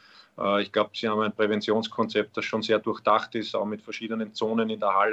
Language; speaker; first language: German; native; German